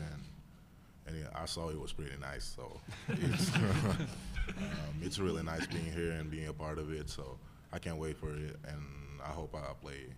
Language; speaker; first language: English; non-native, fluent; Portuguese